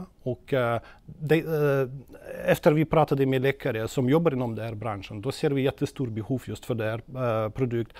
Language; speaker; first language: Swedish; non-native, fluent; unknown